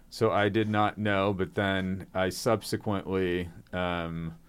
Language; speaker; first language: English; native; English